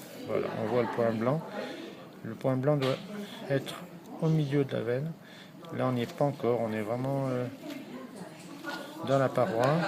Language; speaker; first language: French; native; French